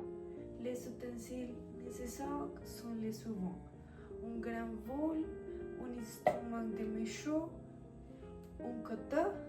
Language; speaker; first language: French; non-native, learner; Spanish